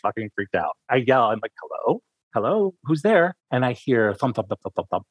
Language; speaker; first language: English; native; English